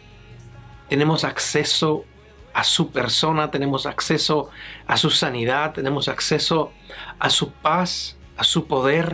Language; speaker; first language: Spanish; native; Spanish